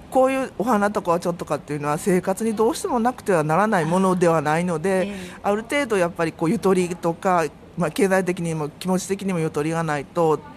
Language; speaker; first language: Japanese; native; Japanese